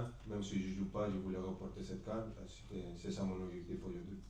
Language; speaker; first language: French; non-native, fluent; Spanish